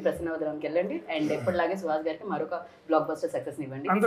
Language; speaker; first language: Telugu; native; Telugu